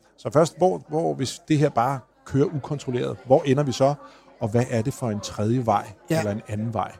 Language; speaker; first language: Danish; native; Danish